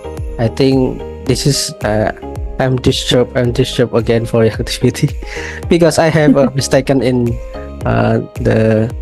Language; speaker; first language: English; non-native, learner; Indonesian